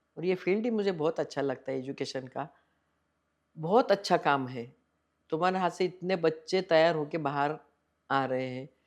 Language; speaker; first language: Hindi; non-native, local second language; Marathi